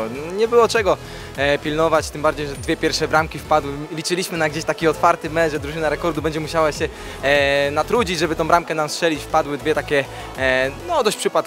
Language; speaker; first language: Polish; native; Polish